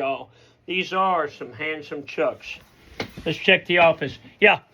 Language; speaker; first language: English; native; English